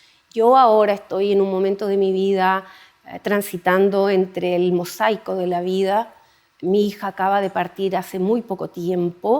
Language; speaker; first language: Spanish; native; Spanish